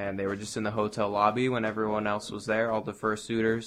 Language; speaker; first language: English; native; English